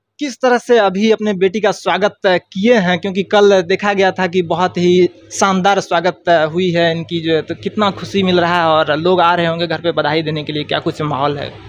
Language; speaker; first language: Hindi; native; Hindi